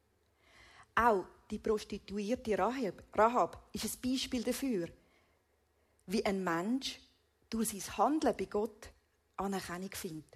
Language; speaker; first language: German; native; German